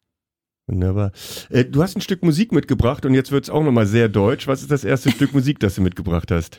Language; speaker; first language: German; native; German